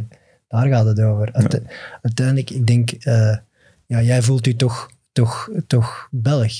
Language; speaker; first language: Dutch; native; Dutch